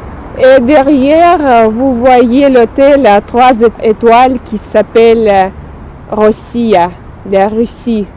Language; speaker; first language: French; non-native, fluent; Russian